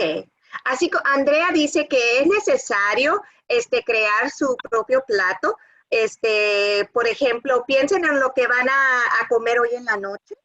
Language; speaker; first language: Spanish; early bilingual, other home language; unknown